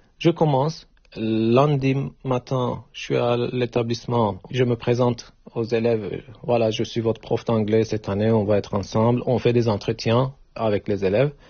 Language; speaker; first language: French; non-native, learner; Turkish